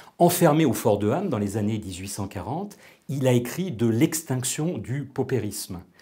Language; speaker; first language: French; native; French